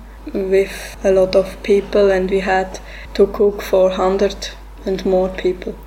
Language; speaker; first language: English; non-native, learner; Swiss German